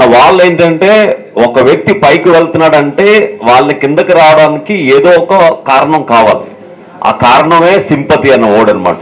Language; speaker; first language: Telugu; native; Telugu